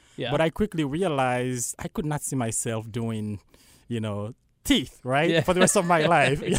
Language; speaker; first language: English; non-native, fluent; Haitian Creole